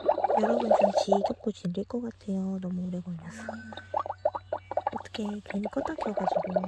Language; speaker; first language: Korean; native; Korean